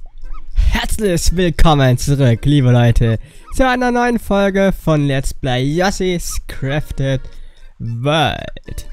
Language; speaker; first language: German; native; German